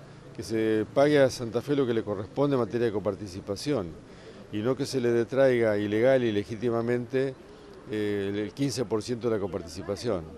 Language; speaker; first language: Spanish; native; Spanish